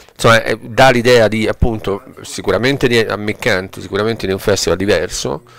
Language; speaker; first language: Italian; native; Italian